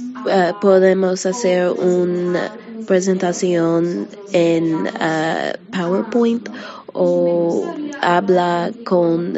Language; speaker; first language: Spanish; early bilingual, heritage; Spanish